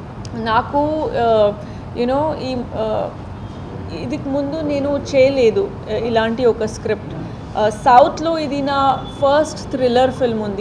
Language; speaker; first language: Telugu; non-native, local second language; Tamil